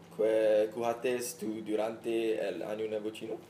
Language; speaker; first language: Spanish; non-native, learner; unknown